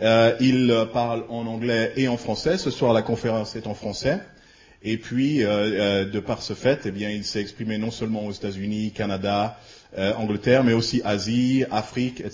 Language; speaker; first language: French; native; French